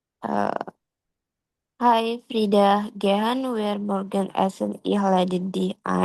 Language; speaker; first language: German; non-native, learner; Indonesian